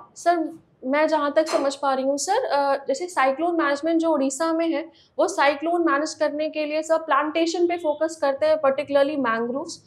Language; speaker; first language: Hindi; native; Hindi